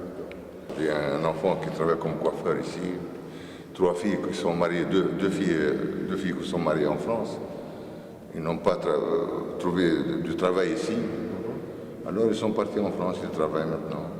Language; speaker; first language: French; non-native, learner; Arabic